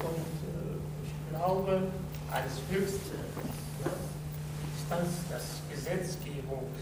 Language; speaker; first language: German; non-native, fluent; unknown